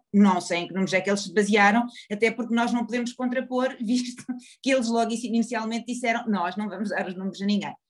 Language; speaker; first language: Portuguese; native; Portuguese